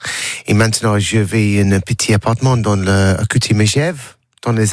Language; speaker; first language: French; non-native, learner; English